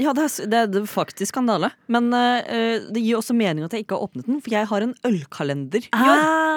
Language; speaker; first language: Norwegian; native; Norwegian